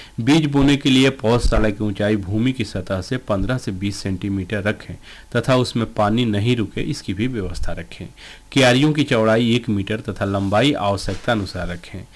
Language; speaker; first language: Hindi; native; Hindi